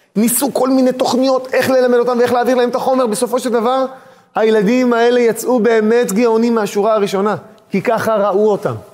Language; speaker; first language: Hebrew; native; Hebrew